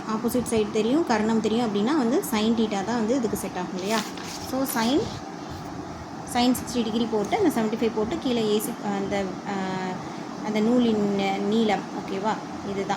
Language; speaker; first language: Tamil; native; Tamil